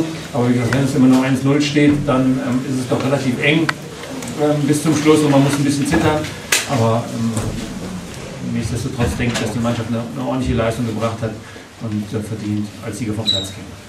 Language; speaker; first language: German; native; German